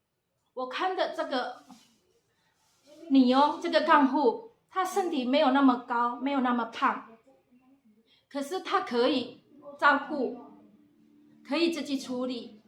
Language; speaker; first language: Chinese; non-native, fluent; Indonesian